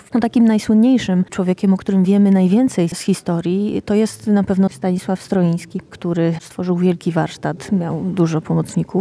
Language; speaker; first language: Polish; native; Polish